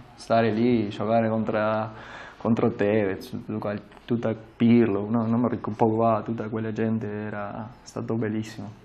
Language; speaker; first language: Italian; non-native, fluent; Spanish